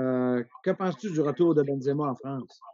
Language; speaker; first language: French; native; French